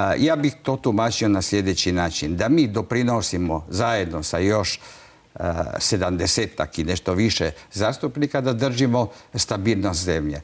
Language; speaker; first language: Croatian; non-native, local second language; Italian